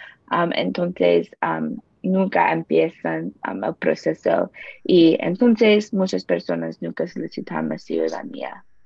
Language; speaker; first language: Spanish; non-native, learner; English